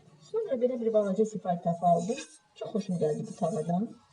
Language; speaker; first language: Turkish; non-native, learner; Azerbaijani